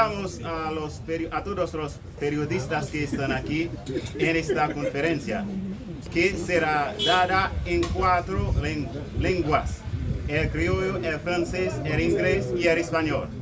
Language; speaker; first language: Spanish; non-native, fluent; Haitian Creole